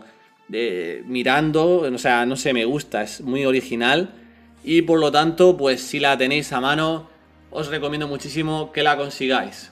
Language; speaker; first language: Spanish; native; Spanish